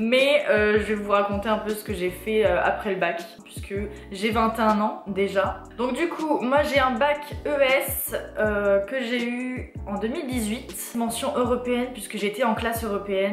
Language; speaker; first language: French; native; French